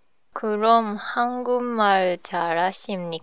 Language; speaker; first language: Korean; non-native, learner; Japanese